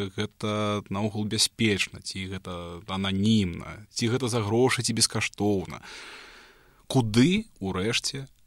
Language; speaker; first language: Belarusian; non-native, local second language; Russian